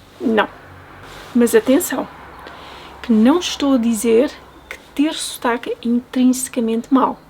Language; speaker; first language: Portuguese; native; Portuguese